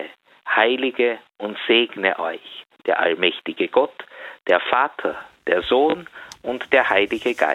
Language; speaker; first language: German; native; German